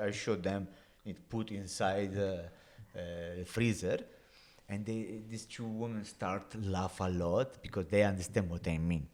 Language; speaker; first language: English; non-native, learner; Italian